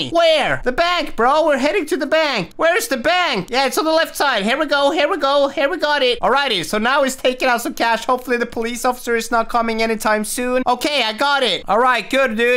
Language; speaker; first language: English; native; English